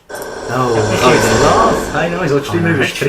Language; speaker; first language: German; native; German